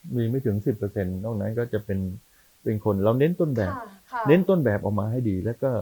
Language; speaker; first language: Thai; native; Thai